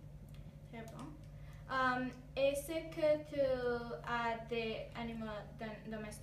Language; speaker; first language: French; non-native, learner; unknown